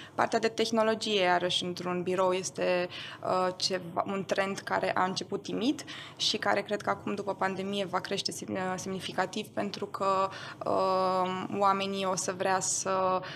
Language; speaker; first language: Romanian; non-native, local second language; German